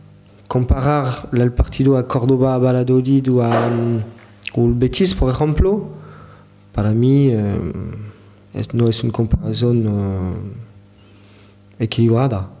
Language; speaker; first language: Spanish; non-native, fluent; French